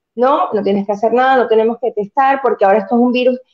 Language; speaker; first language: Spanish; native; Spanish